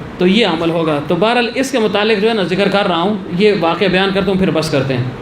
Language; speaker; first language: Urdu; non-native, local second language; Pashto